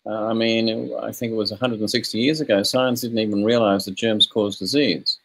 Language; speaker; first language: English; native; English